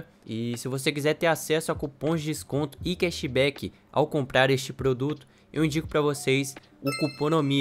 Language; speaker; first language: Portuguese; native; Portuguese